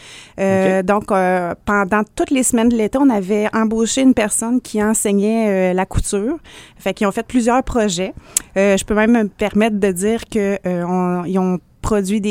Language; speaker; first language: French; native; French